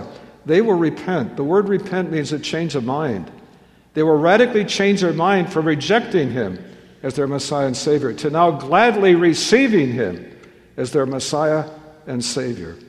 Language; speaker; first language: English; native; English